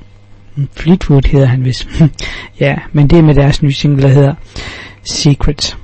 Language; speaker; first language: Danish; native; Danish